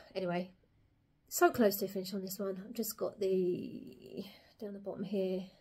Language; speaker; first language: English; native; English